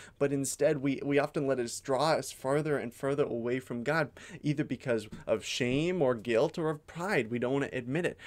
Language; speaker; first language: English; native; English